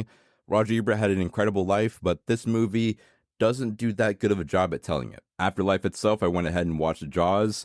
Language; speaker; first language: English; native; English